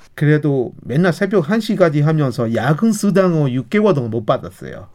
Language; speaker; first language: Korean; non-native, fluent; Burmese